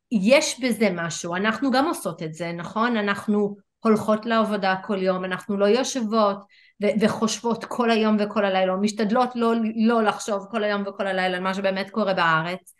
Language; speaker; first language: Hebrew; non-native, fluent; English